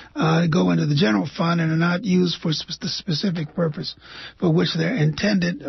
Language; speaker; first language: English; native; English